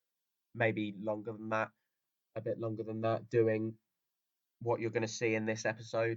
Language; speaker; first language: English; native; English